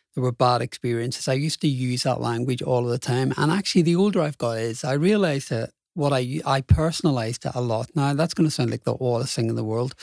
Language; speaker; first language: English; native; English